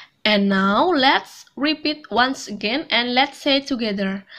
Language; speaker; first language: English; non-native, fluent; Indonesian